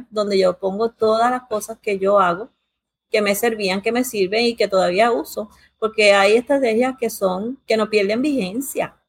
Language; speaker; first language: Spanish; early bilingual, heritage; Spanish